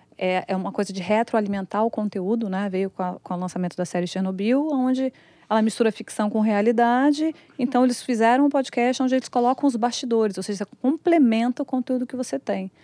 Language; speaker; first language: Portuguese; native; Portuguese